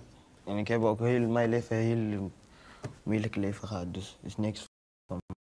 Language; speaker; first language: Dutch; non-native, learner; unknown